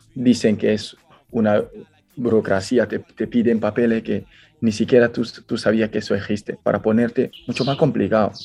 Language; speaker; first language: Spanish; non-native, fluent; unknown